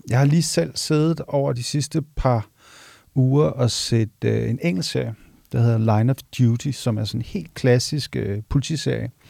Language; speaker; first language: Danish; native; Danish